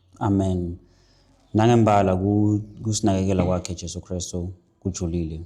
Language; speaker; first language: Zulu; non-native, local second language; Swati